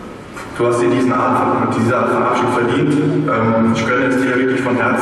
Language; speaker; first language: German; native; German